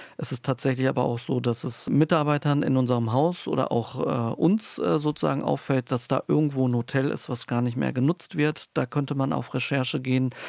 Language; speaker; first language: German; early bilingual, other home language; Turkish